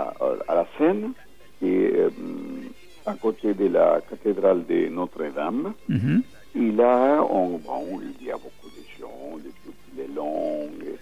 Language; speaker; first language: French; non-native, fluent; Spanish